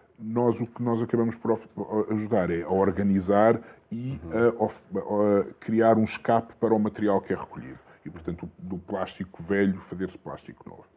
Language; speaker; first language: Portuguese; early bilingual, other home language; Kabuverdianu